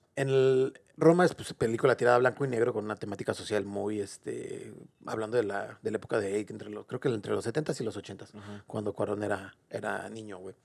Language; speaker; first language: Spanish; native; Spanish